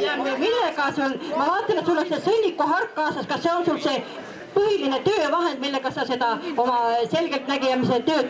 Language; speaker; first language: Estonian; native; Estonian